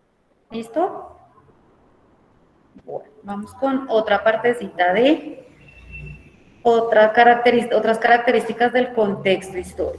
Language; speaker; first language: Spanish; native; Spanish